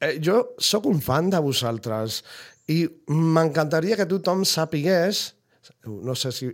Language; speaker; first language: Catalan; non-native, fluent; Spanish